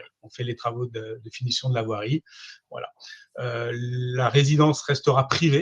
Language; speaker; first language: French; native; French